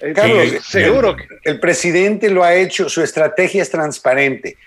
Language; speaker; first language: Spanish; native; Spanish